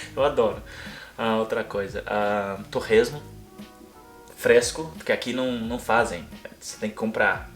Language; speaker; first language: Portuguese; non-native, fluent; English